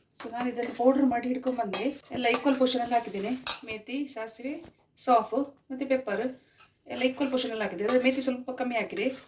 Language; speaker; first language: Kannada; non-native, local second language; Konkani